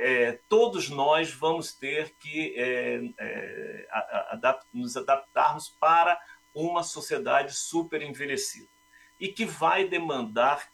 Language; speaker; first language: Portuguese; native; Portuguese